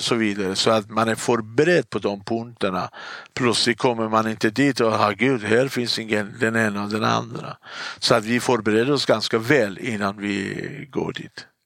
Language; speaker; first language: Swedish; non-native, fluent; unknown